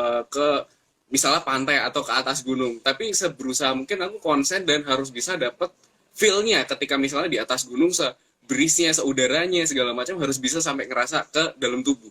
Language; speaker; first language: Indonesian; native; Indonesian